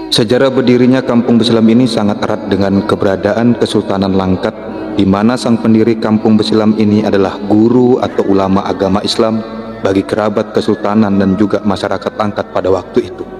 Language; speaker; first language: Indonesian; native; Indonesian